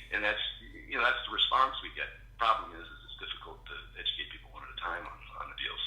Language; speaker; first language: English; native; English